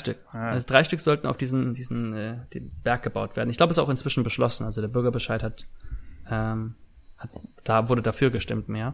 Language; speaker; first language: German; native; German